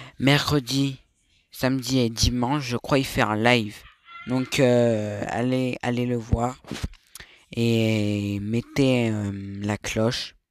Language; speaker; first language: French; native; French